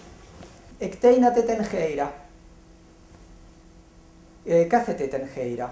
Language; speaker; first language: Greek; non-native, fluent; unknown